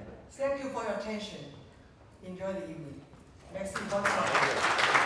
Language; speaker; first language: English; non-native, fluent; Chinese